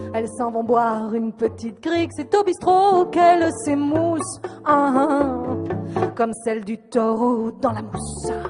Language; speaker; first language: French; native; French